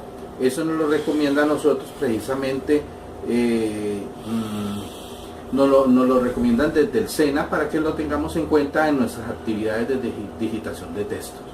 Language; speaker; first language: Spanish; native; Spanish